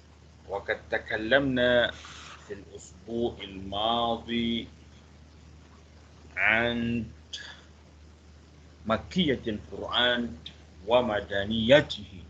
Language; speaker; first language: Arabic; non-native, fluent; Malay